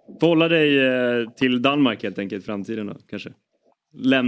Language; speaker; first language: Swedish; native; Swedish